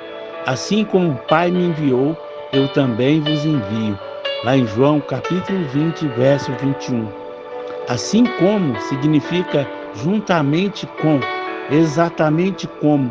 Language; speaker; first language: Portuguese; native; Portuguese